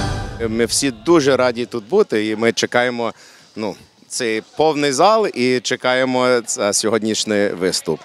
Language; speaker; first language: Ukrainian; early bilingual, heritage; English